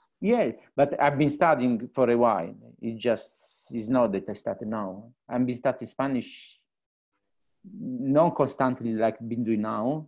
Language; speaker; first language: English; non-native, fluent; Italian